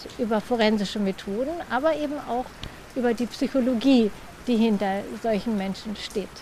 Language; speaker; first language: German; native; German